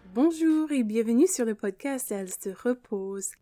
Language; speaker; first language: French; non-native, fluent; English